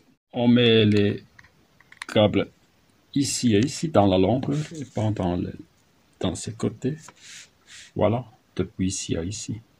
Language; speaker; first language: French; non-native, learner; German